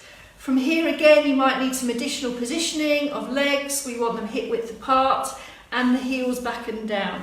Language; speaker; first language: English; native; English